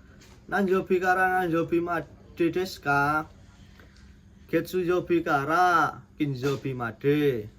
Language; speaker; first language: Japanese; non-native, learner; Indonesian